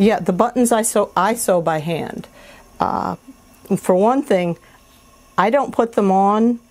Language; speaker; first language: English; native; English